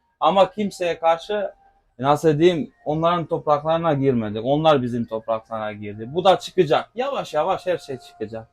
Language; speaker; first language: Turkish; non-native, local second language; Albanian